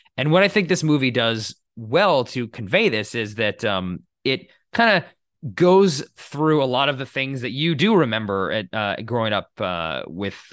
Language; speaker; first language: English; native; English